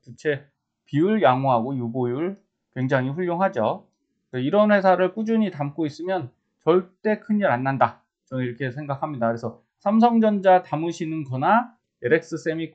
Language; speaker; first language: Korean; native; Korean